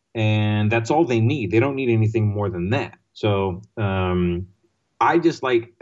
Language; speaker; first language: English; non-native, fluent; Greek